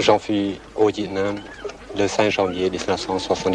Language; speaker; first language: French; non-native, local second language; Khmer